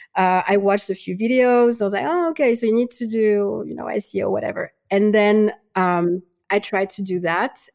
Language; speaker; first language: English; non-native, fluent; Malagasy